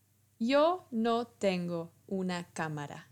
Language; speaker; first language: Spanish; non-native, fluent; English